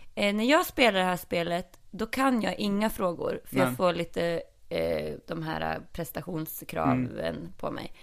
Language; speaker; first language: Swedish; native; Swedish